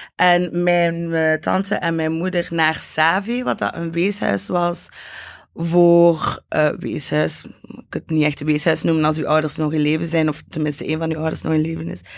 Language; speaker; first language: Dutch; native; Dutch